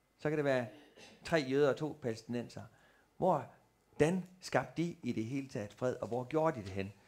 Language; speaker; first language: Danish; native; Danish